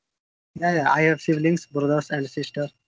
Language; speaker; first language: English; non-native, learner; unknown